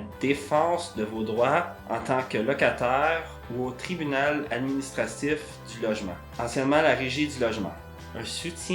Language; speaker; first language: French; native; French